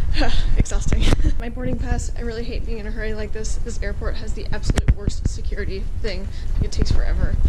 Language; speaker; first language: English; native; English